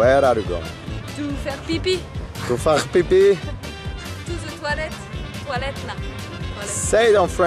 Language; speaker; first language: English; non-native, learner; Serbian